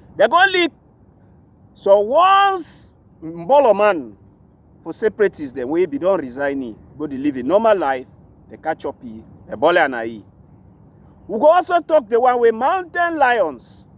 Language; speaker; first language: Nigerian Pidgin; native; Nigerian Pidgin